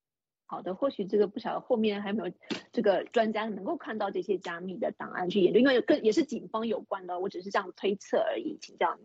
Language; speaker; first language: Chinese; native; Chinese